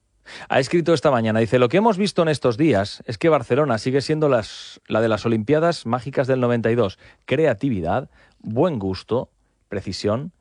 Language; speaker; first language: Spanish; native; Spanish